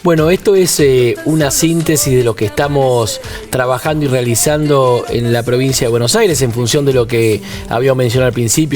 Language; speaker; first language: Spanish; native; Spanish